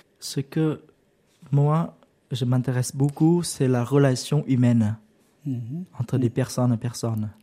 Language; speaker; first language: French; non-native, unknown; Vietnamese